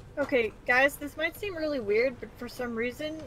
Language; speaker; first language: English; native; English